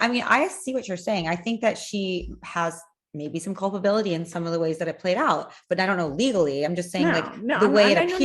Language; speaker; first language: English; native; English